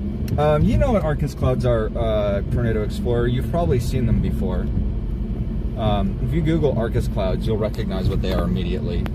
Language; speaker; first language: English; native; English